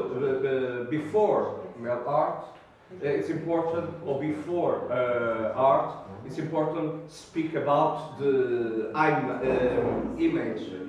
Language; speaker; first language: English; non-native, learner; Portuguese